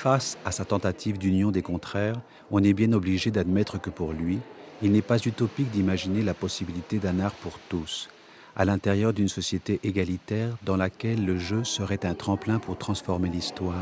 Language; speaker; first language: French; native; French